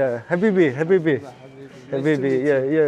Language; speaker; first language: English; non-native, learner; Mongolian